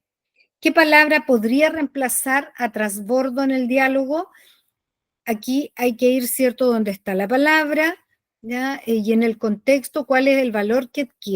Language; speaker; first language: Spanish; native; Spanish